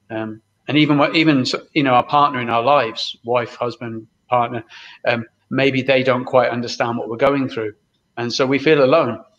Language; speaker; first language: English; native; English